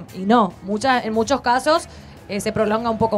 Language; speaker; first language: Spanish; native; Spanish